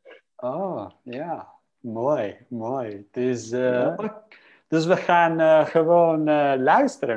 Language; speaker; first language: Dutch; non-native, fluent; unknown